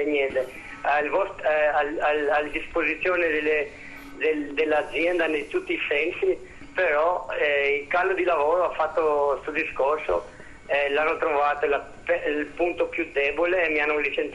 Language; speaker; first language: Italian; non-native, fluent; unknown